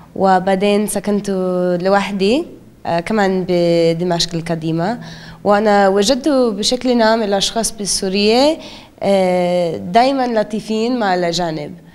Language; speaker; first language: Arabic; non-native, fluent; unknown